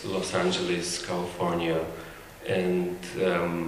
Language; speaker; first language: English; non-native, fluent; Bulgarian